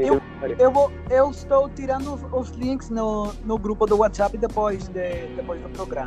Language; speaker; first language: Portuguese; non-native, fluent; Spanish